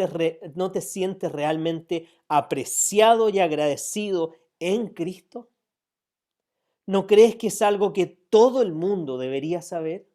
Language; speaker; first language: Spanish; native; Spanish